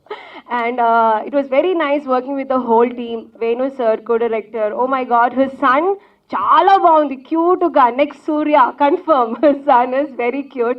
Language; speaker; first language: Telugu; non-native, local second language; Malayalam